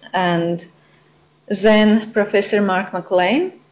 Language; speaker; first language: English; non-native, fluent; Latvian